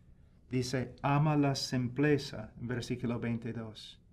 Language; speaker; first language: Spanish; non-native, fluent; English